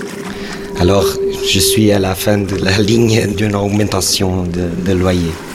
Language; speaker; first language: French; non-native, fluent; Portuguese